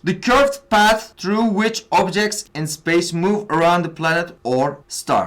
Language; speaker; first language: English; non-native, fluent; Turkish